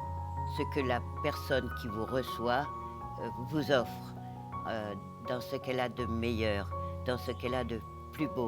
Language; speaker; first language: French; non-native, local second language; Morisyen